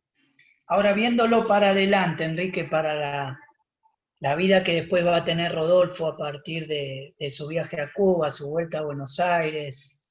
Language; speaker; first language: Spanish; native; Spanish